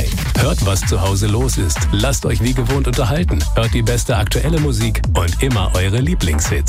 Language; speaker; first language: German; native; German